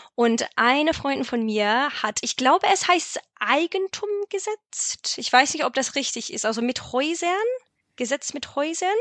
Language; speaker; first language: German; non-native, fluent; English